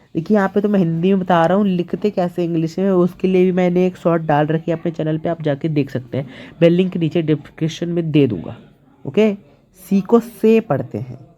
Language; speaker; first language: Hindi; native; Hindi